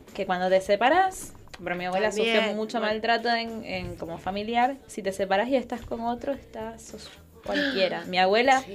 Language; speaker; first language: Spanish; native; Spanish